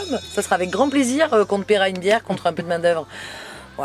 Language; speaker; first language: French; native; French